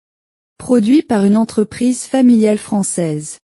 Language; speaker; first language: French; non-native, learner; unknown